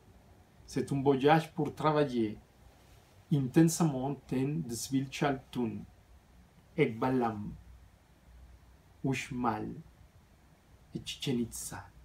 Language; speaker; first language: French; non-native, fluent; Spanish